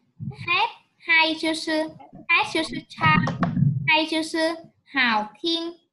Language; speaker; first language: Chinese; non-native, fluent; Vietnamese